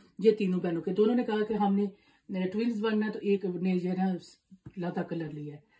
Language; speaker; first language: Urdu; non-native, local second language; Punjabi